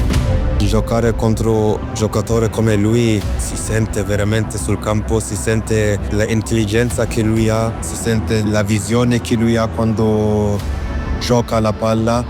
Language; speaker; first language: Italian; non-native, fluent; German